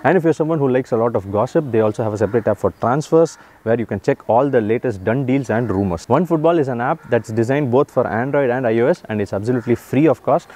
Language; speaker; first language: English; non-native, local second language; Tamil